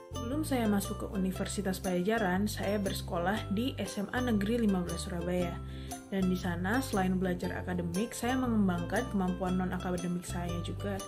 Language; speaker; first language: Indonesian; native; Indonesian